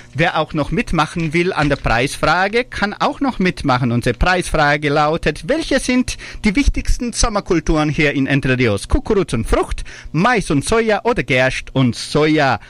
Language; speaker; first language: German; early bilingual, heritage; German